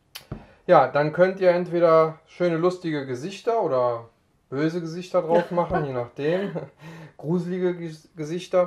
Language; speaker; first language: German; native; German